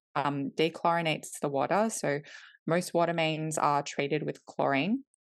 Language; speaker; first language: English; native; English